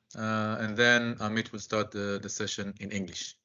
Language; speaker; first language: English; non-native, fluent; Hebrew